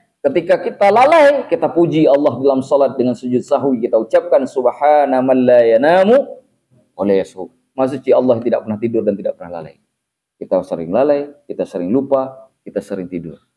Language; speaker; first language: Indonesian; native; Indonesian